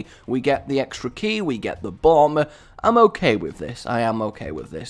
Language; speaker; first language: English; native; English